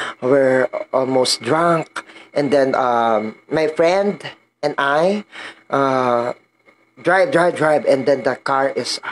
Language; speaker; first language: English; non-native, learner; Filipino